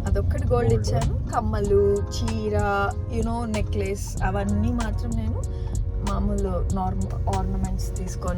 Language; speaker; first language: Telugu; native; Telugu